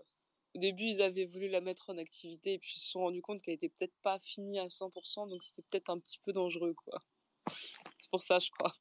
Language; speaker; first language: French; native; French